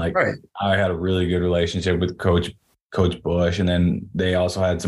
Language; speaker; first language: English; native; English